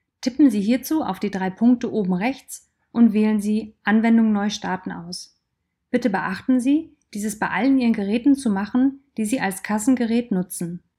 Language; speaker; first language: German; native; German